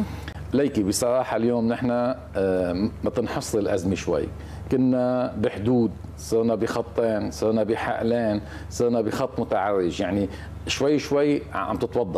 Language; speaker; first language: Arabic; native; Arabic